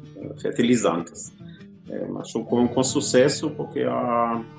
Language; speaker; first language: Portuguese; non-native, fluent; German